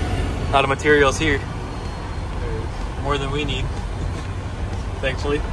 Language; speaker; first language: English; native; English